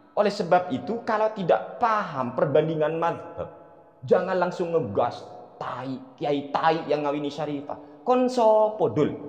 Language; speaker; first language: Indonesian; non-native, local second language; Madurese